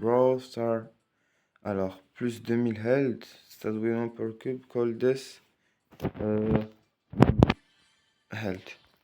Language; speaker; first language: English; non-native, learner; French